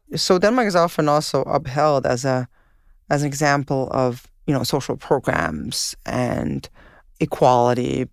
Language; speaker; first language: English; non-native, fluent; Danish